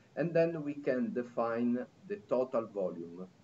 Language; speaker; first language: English; non-native, fluent; Italian